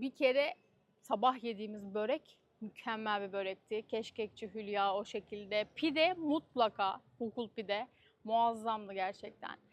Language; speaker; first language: Turkish; native; Turkish